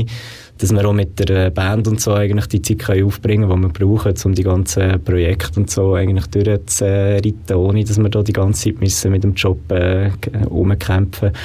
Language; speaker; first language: German; native; German